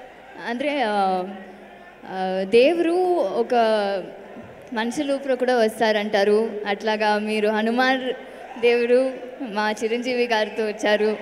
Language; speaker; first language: Telugu; non-native, learner; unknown